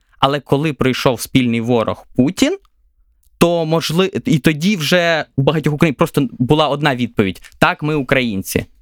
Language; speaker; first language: Ukrainian; native; Ukrainian